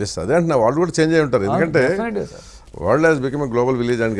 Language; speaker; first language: Telugu; native; Telugu